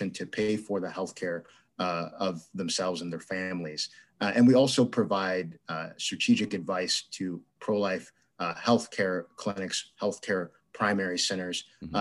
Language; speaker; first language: English; native; English